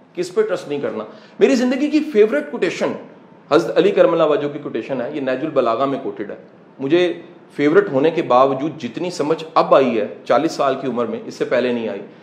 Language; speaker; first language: Urdu; non-native, local second language; Punjabi